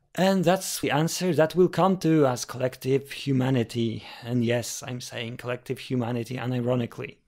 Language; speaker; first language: English; non-native, fluent; Polish